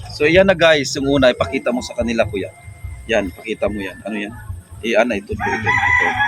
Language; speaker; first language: Filipino; native; Filipino